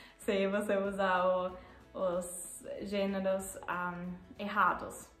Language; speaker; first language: Portuguese; non-native, learner; German